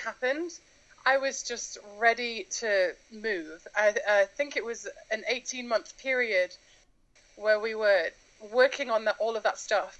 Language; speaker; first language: English; native; English